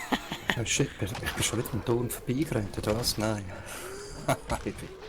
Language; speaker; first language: German; native; German